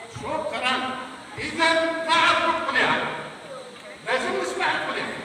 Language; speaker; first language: Arabic; native; Arabic